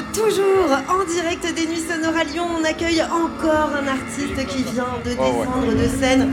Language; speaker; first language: French; native; French